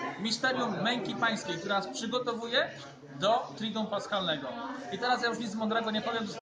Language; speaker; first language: Polish; native; Polish